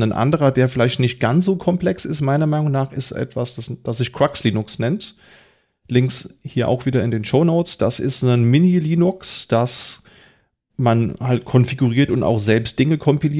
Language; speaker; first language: German; native; German